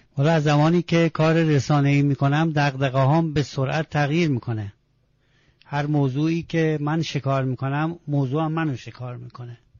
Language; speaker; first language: Persian; non-native, local second language; Azerbaijani